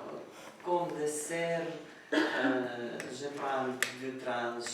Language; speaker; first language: French; non-native, learner; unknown